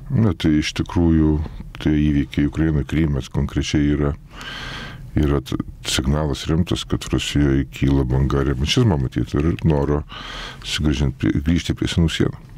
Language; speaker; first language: Lithuanian; native; Lithuanian